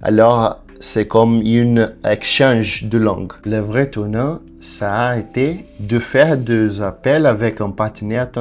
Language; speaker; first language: French; non-native, learner; Portuguese